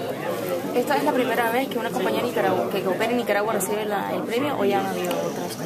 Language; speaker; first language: Spanish; native; Spanish